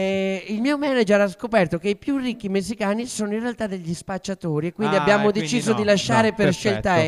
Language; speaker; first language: Italian; native; Italian